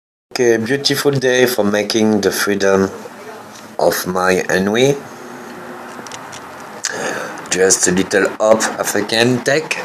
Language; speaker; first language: English; non-native, learner; French